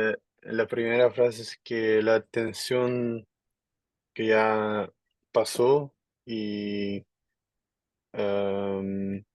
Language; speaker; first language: Spanish; non-native, learner; Dutch